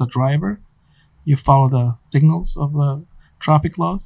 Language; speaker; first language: English; non-native, fluent; Spanish